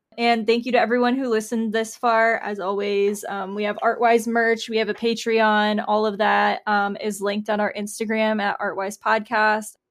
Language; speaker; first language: English; native; English